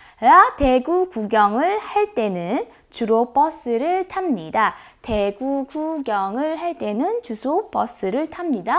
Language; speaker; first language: Korean; non-native, fluent; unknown